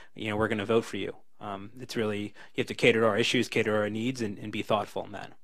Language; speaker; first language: English; native; English